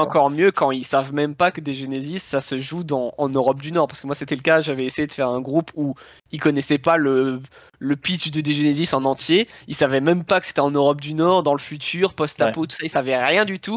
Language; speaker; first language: French; native; French